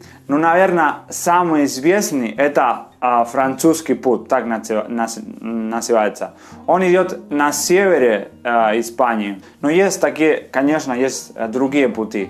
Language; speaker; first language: Russian; non-native, fluent; Spanish